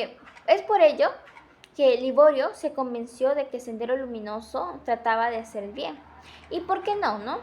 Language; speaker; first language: Spanish; native; Spanish